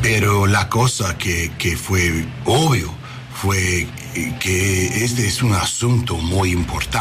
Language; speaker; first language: Spanish; non-native, learner; English